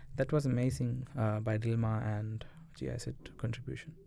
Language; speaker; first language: English; non-native, local second language; Tamil